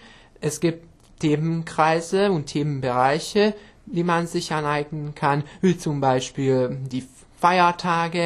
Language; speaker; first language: German; non-native, local second language; Hungarian